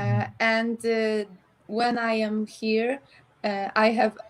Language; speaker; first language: English; non-native, learner; Polish